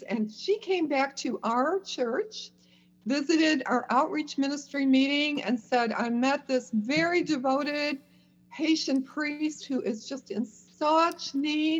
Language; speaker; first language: English; native; English